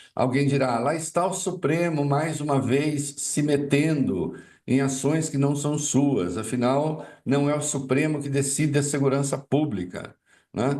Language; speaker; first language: Portuguese; native; Portuguese